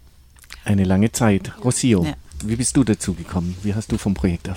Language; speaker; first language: German; native; German